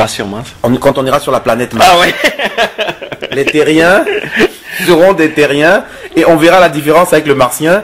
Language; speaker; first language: French; native; French